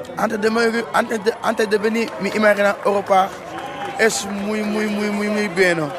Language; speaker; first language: Spanish; non-native, learner; Wolof